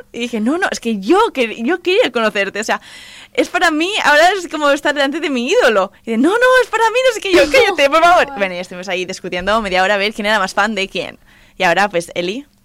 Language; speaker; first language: Spanish; non-native, local second language; Catalan